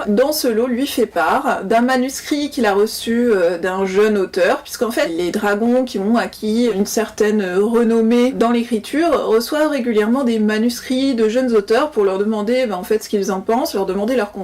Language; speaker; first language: French; native; French